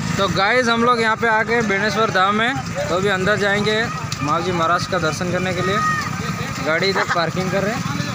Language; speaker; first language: Hindi; non-native, local second language; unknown